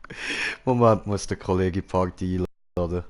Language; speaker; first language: German; native; German